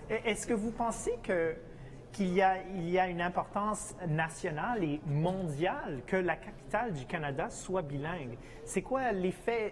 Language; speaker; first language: French; native; French